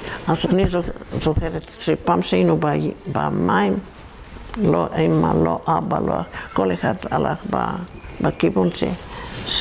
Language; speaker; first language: Hebrew; non-native, fluent; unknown